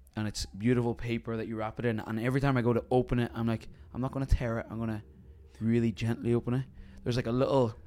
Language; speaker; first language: English; native; English